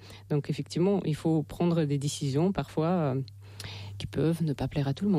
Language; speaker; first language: French; non-native, fluent; Russian